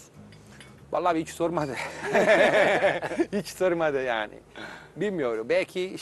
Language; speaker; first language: Turkish; non-native, learner; Italian